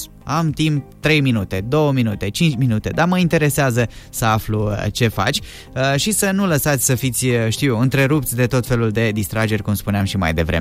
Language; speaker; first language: Romanian; native; Romanian